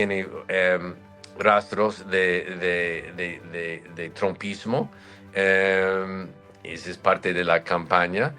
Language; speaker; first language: Spanish; non-native, fluent; English